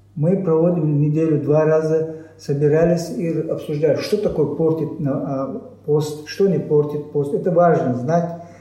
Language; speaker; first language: Russian; non-native, local second language; Chechen